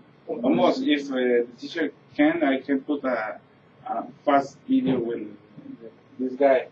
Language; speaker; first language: English; non-native, learner; Spanish